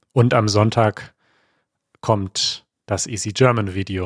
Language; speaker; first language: German; native; German